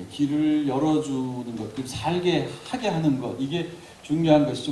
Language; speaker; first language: Korean; native; Korean